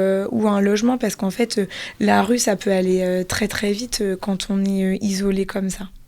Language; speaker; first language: French; native; French